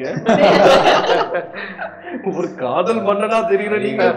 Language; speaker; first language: Tamil; native; Tamil